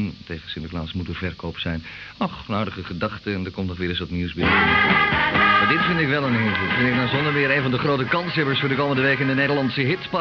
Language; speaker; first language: Dutch; native; Dutch